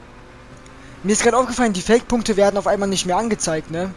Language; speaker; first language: German; native; German